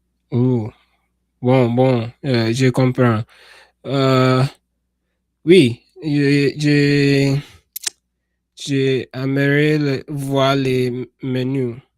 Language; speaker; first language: French; non-native, learner; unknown